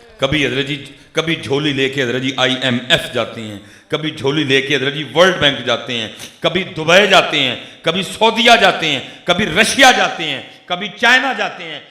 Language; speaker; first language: Urdu; non-native, local second language; Punjabi